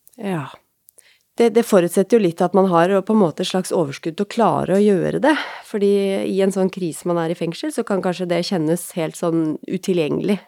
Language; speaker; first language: Norwegian; native; Norwegian